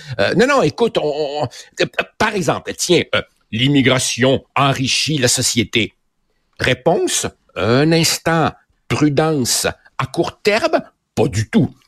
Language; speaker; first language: French; native; French